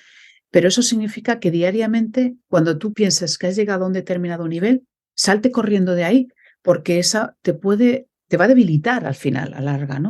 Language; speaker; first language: Spanish; native; Spanish